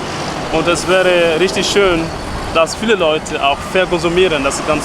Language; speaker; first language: German; non-native, fluent; French